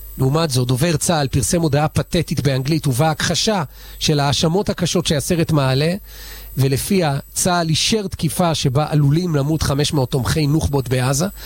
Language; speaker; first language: Hebrew; native; Hebrew